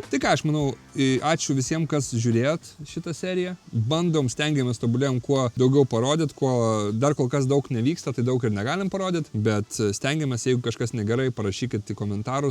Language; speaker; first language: Lithuanian; native; Lithuanian